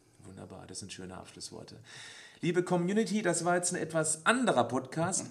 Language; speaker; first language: German; native; German